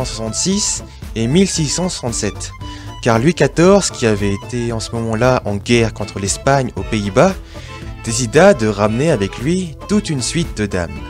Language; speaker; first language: French; native; French